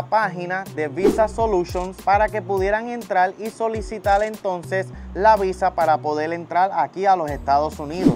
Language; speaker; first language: Spanish; native; Spanish